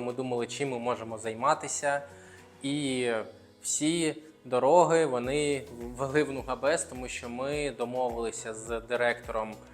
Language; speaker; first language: Ukrainian; non-native, local second language; Russian